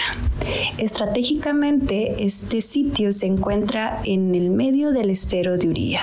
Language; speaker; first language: Spanish; native; Spanish